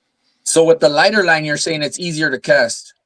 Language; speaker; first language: English; native; English